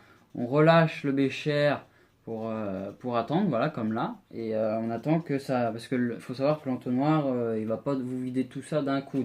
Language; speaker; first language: French; native; French